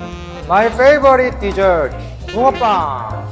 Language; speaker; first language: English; non-native, learner; Korean